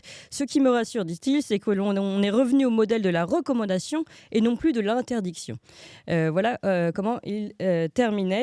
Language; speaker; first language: French; native; French